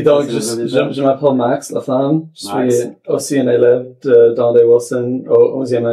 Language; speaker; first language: French; non-native, local second language; English